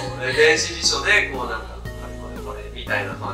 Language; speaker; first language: Japanese; native; Japanese